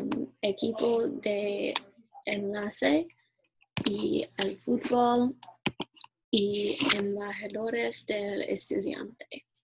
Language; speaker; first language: Spanish; non-native, learner; English